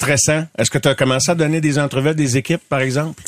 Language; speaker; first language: French; native; French